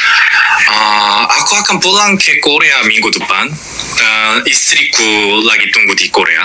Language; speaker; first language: Indonesian; non-native, fluent; Korean